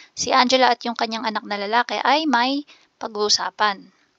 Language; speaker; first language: Filipino; native; Filipino